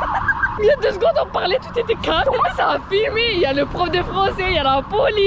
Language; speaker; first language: French; native; French